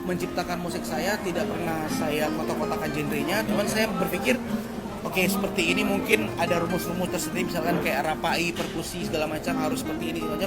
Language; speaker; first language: Indonesian; non-native, local second language; Achinese